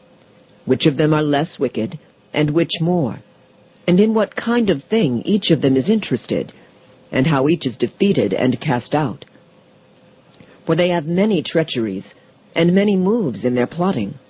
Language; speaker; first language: English; native; English